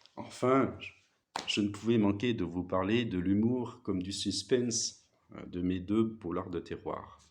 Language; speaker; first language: French; native; French